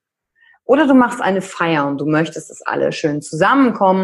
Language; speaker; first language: German; native; German